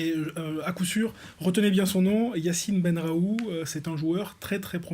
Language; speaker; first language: French; native; French